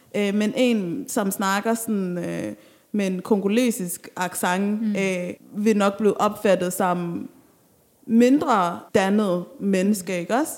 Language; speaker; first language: Danish; early bilingual, other home language; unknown